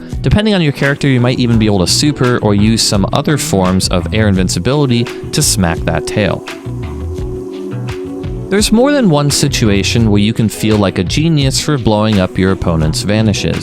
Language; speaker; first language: English; native; English